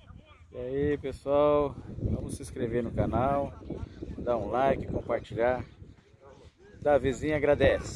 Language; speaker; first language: Portuguese; native; Portuguese